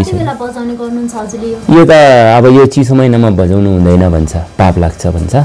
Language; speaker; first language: Nepali; non-native, local second language; Eastern Tamang